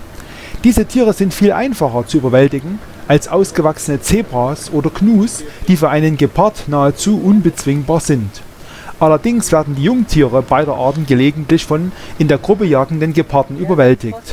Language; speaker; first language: German; native; German